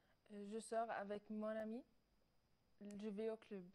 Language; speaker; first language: French; non-native, learner; Arabic